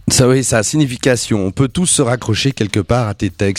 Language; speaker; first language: French; native; French